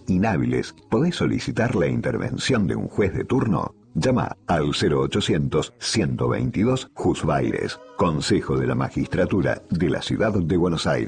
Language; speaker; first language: Spanish; native; Spanish